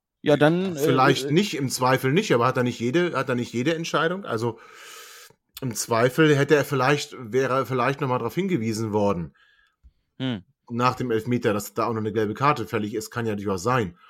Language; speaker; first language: German; native; German